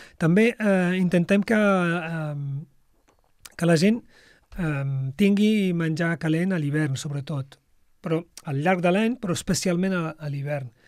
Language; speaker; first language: Catalan; non-native, fluent; Arabic